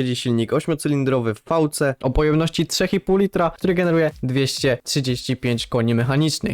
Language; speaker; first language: Polish; native; Polish